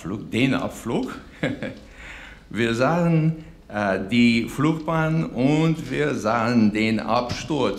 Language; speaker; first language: German; non-native, fluent; English